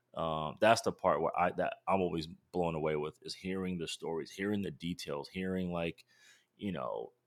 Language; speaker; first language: English; native; English